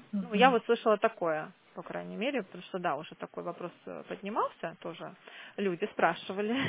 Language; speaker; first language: Russian; native; Russian